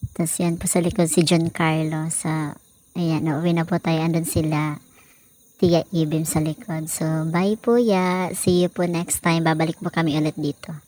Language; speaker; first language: Filipino; non-native, local second language; Cebuano